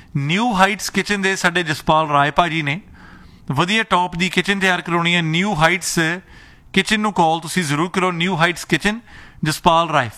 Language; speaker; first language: Punjabi; early bilingual, heritage; Punjabi